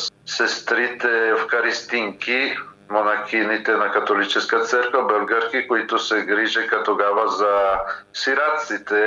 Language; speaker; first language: Bulgarian; non-native, fluent; Italian